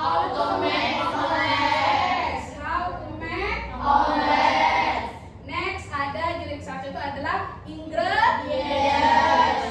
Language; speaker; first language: English; non-native, learner; Indonesian